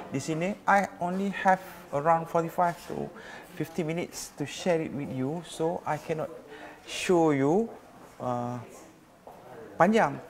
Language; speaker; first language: English; non-native, local second language; Malay